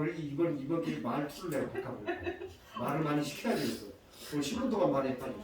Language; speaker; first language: Korean; native; Korean